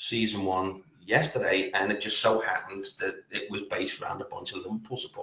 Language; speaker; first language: English; native; English